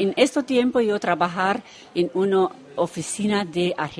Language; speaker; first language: Spanish; non-native, learner; Romanian